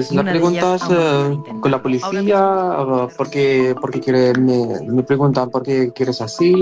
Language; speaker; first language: Spanish; non-native, learner; Arabic